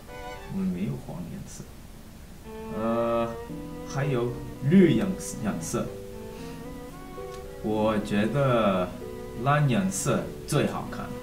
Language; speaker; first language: Chinese; non-native, learner; English